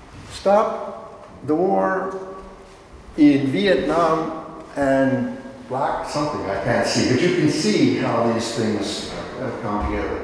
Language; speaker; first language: English; native; English